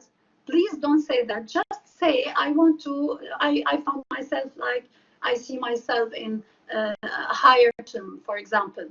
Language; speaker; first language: English; non-native, fluent; Arabic